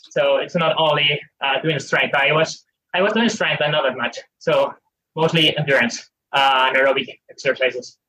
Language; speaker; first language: English; non-native, fluent; Spanish